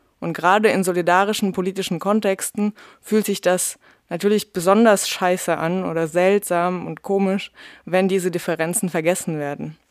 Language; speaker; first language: German; early bilingual, other home language; Russian